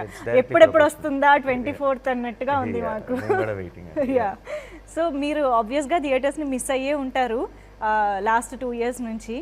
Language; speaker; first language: Telugu; native; Telugu